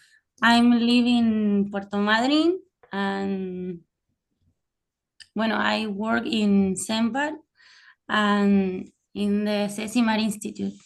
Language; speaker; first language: English; non-native, learner; Spanish